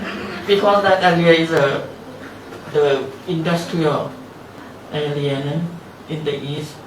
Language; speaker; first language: English; non-native, learner; Thai